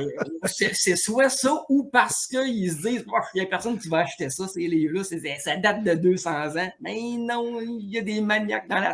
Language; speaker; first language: French; native; French